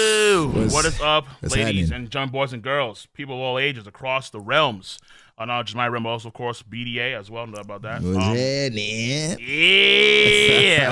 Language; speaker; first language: English; native; English